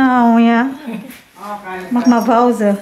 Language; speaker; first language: German; non-native, learner; Filipino